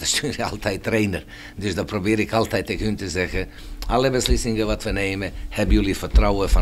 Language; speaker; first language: Dutch; non-native, fluent; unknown